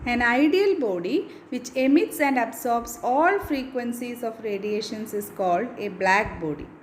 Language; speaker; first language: English; non-native, local second language; Malayalam